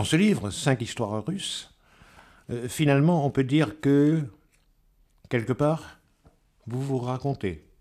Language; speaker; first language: French; native; French